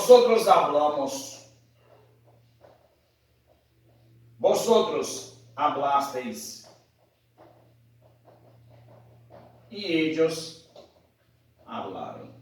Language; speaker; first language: Spanish; non-native, fluent; Portuguese